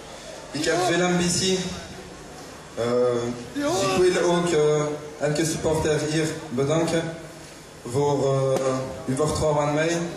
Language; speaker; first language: Dutch; non-native, local second language; French